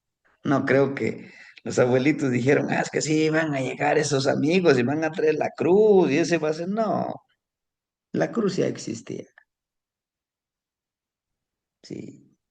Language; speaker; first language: Spanish; native; Spanish